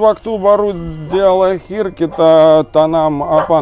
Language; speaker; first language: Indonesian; non-native, learner; Russian